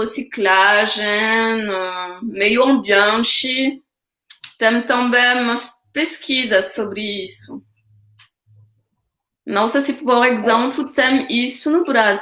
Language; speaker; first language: Portuguese; non-native, fluent; French